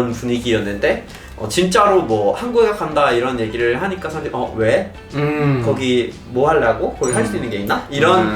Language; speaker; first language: Korean; non-native, fluent; English